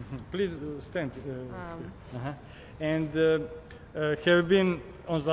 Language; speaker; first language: English; non-native, learner; Serbian